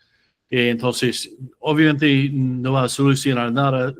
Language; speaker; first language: Spanish; non-native, fluent; English